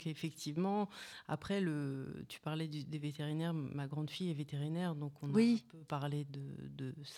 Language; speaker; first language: French; native; French